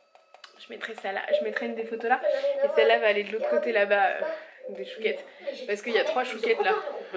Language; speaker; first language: French; native; French